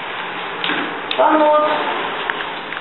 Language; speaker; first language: Spanish; non-native, learner; English